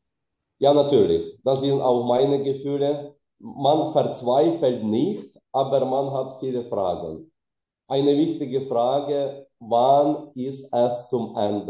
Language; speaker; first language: German; non-native, fluent; Ukrainian